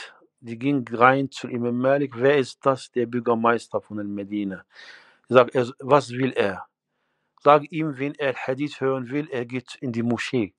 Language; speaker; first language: German; non-native, fluent; Arabic